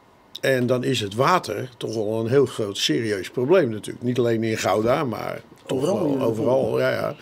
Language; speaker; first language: Dutch; native; Dutch